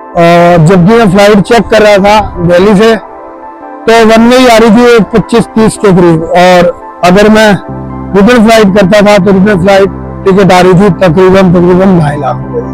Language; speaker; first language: Hindi; native; Hindi